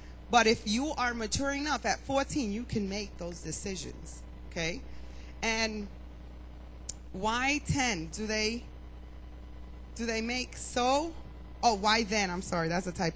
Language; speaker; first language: English; early bilingual, other home language; Spanish